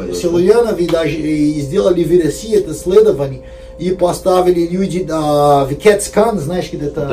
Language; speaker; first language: Russian; non-native, learner; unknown